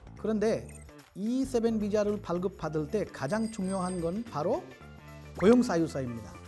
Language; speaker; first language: Korean; non-native, fluent; Hindi